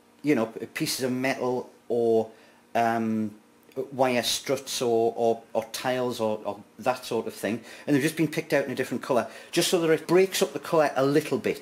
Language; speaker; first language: English; native; English